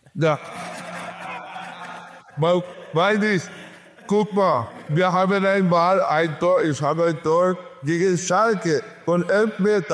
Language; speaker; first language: German; non-native, learner; Portuguese